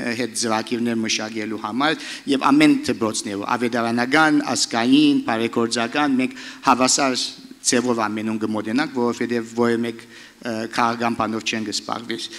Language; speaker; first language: Armenian; early bilingual, heritage; Armenian